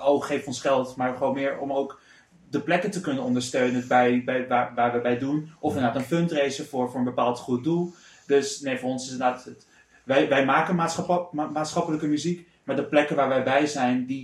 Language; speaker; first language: Dutch; native; Dutch